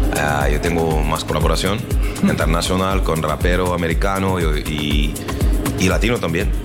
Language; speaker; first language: Spanish; non-native, learner; French